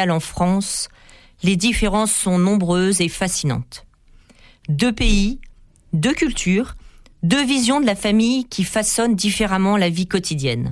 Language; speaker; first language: French; native; French